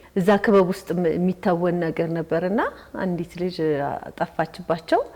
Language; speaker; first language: Amharic; native; Amharic